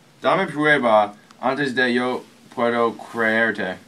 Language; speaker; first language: Spanish; non-native, learner; English